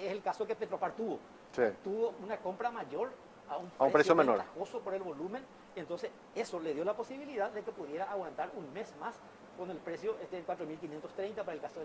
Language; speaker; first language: Spanish; native; Spanish